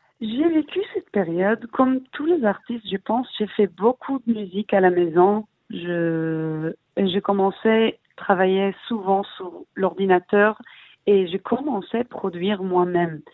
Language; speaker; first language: French; early bilingual, heritage; Hebrew